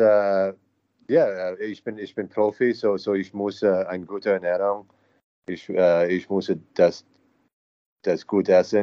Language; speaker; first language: German; non-native, learner; English